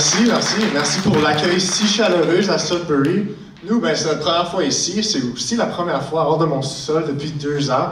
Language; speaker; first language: French; native; French